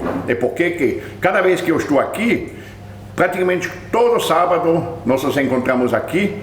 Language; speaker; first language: Portuguese; non-native, fluent; French